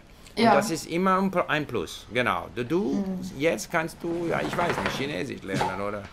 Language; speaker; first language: German; non-native, learner; English